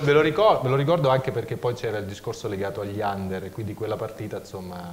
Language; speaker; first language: Italian; native; Italian